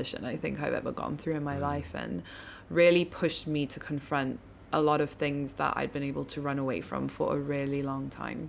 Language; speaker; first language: English; native; English